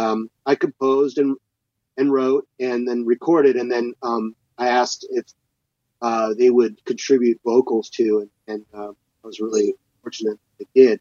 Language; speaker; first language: English; native; English